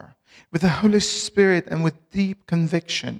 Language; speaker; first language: English; non-native, fluent; Albanian